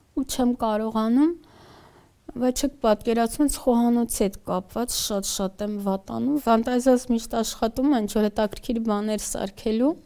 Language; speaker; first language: Armenian; native; Armenian